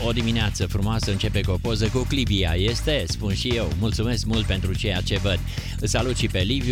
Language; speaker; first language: Romanian; native; Romanian